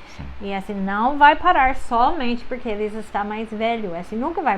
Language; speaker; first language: Portuguese; non-native, fluent; English